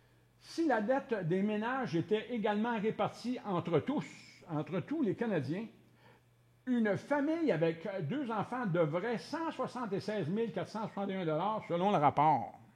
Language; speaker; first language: French; native; French